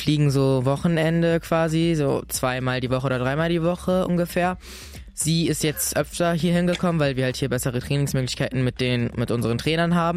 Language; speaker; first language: German; native; German